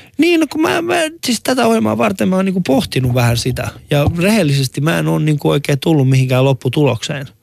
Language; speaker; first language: Finnish; non-native, fluent; Persian